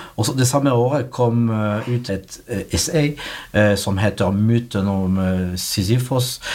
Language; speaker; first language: Norwegian; non-native, fluent; French